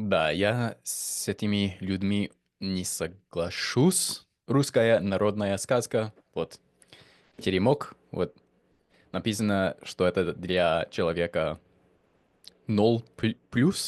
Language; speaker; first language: Russian; non-native, fluent; English